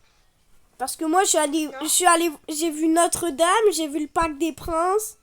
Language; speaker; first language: French; native; French